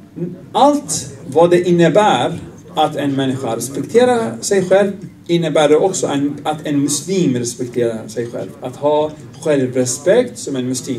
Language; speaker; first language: Swedish; non-native, fluent; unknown